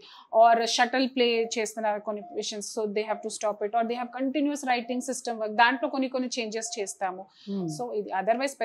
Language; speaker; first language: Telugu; non-native, fluent; Hindi